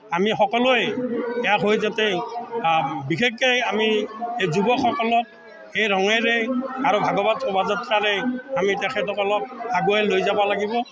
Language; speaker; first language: Assamese; native; Assamese